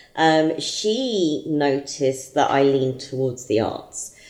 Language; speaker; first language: English; native; English